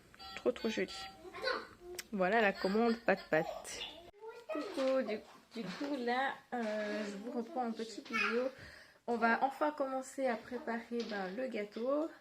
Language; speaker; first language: French; native; French